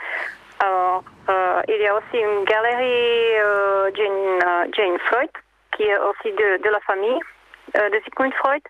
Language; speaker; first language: French; non-native, learner; Czech